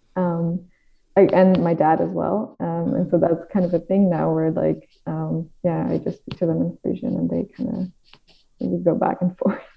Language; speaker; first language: English; non-native, fluent; Dutch